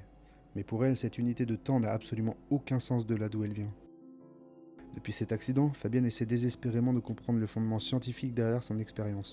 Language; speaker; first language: French; native; French